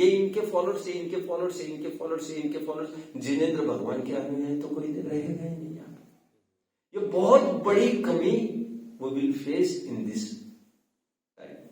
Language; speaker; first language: Hindi; native; Hindi